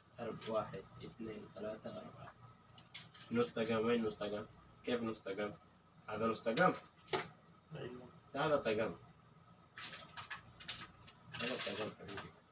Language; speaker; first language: Arabic; non-native, learner; Hindi